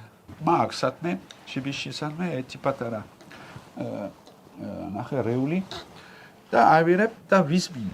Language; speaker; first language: Georgian; non-native, learner; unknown